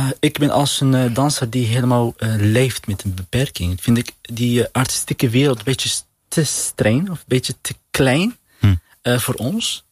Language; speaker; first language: Dutch; non-native, learner; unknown